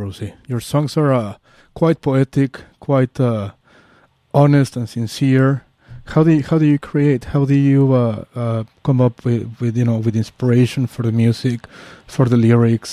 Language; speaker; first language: English; non-native, fluent; Spanish